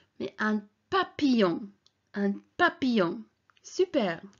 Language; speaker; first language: French; non-native, fluent; English